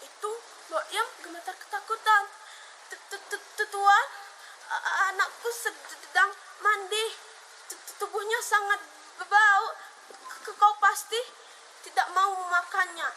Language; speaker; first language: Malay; non-native, local second language; Balinese